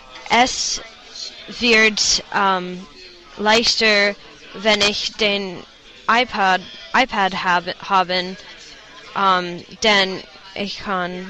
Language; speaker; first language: German; non-native, learner; English